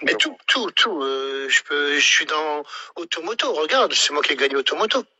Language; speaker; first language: French; native; French